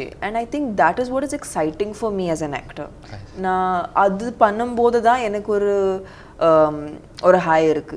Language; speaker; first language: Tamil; non-native, local second language; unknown